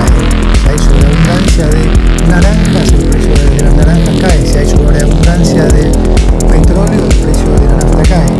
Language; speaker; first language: Spanish; native; Spanish